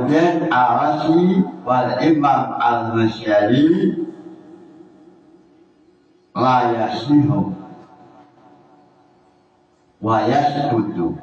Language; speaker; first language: Arabic; non-native, fluent; Indonesian